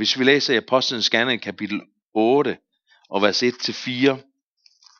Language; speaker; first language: Danish; native; Danish